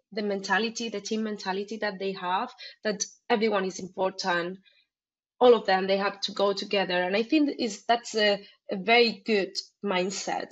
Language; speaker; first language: English; non-native, fluent; Spanish